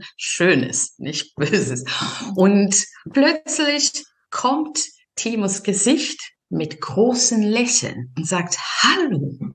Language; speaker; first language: German; non-native, fluent; Serbian